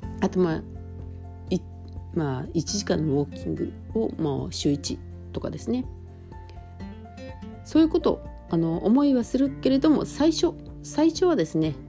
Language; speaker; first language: Japanese; native; Japanese